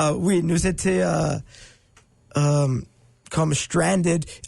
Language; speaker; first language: French; non-native, learner; English